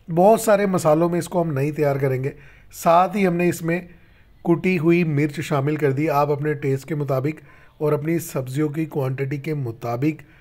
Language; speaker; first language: Urdu; native; Urdu